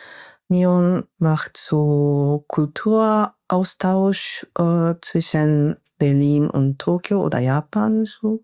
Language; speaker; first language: German; non-native, fluent; Japanese